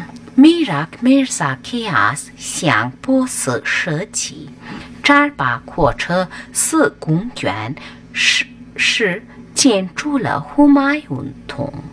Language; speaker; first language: Chinese; non-native, learner; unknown